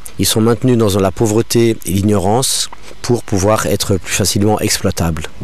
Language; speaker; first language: French; non-native, local second language; English